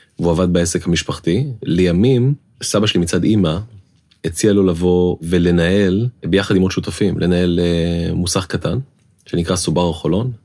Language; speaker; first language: Hebrew; native; Hebrew